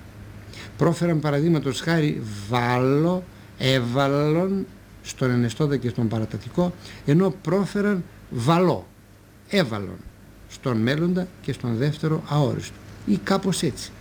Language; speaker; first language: Greek; native; Greek